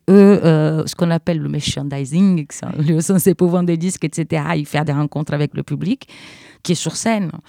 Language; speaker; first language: French; non-native, fluent; Portuguese